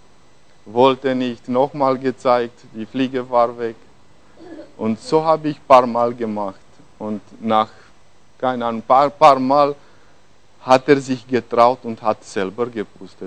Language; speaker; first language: German; non-native, fluent; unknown